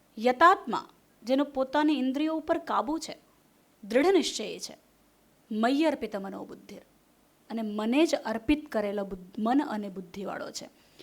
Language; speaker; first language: Gujarati; non-native, local second language; Hindi